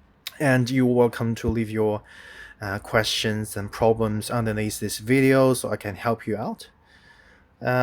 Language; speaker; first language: English; non-native, fluent; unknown